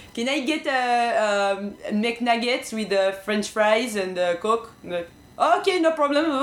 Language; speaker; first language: English; non-native, fluent; Hebrew